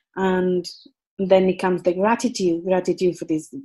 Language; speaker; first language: English; non-native, fluent; Spanish